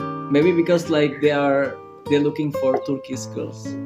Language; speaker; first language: English; non-native, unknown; Indonesian